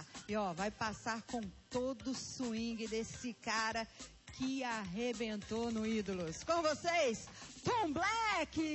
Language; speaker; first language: Portuguese; native; Portuguese